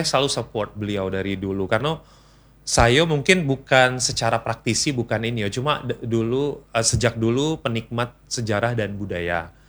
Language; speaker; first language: Indonesian; native; Indonesian